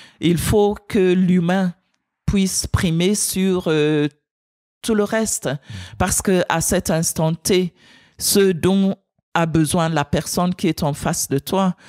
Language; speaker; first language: French; non-native, fluent; English